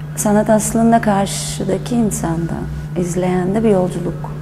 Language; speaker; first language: Turkish; early bilingual, other home language; German